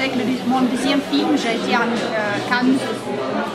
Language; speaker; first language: French; non-native, fluent; Russian